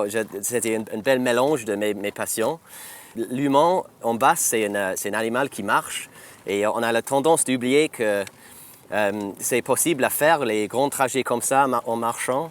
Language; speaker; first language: French; non-native, fluent; English